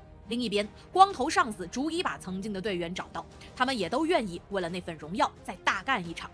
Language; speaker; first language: Chinese; native; Chinese